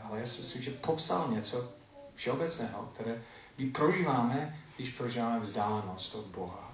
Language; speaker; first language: Czech; non-native, fluent; English